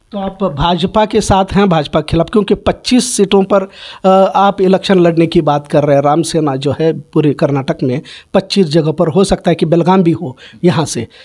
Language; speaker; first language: Hindi; non-native, local second language; Urdu